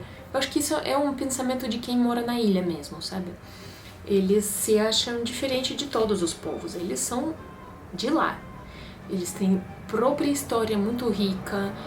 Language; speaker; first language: Portuguese; non-native, fluent; Russian